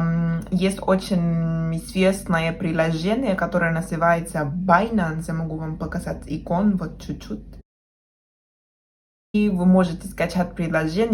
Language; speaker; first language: Russian; non-native, fluent; Spanish